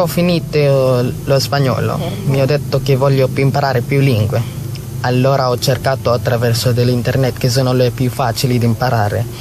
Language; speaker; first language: Italian; non-native, learner; Filipino